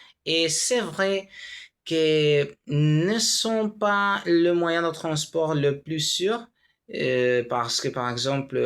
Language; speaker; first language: French; non-native, learner; Spanish